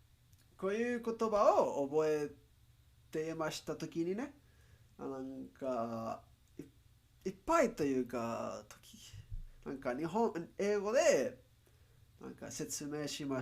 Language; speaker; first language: Japanese; non-native, learner; Spanish